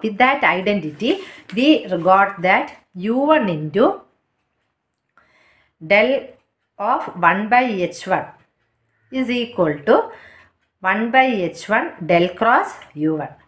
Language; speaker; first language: English; non-native, local second language; Malayalam